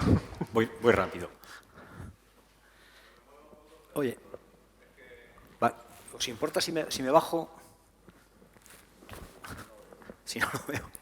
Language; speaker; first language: Spanish; native; Spanish